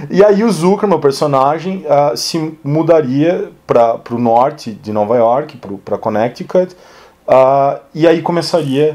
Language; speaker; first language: Portuguese; native; Portuguese